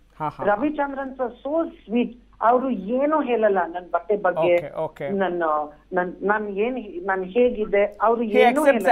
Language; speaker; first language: Kannada; non-native, learner; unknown